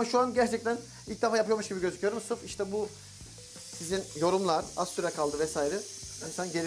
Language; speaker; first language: Turkish; native; Turkish